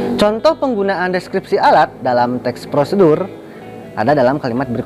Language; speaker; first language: Indonesian; native; Indonesian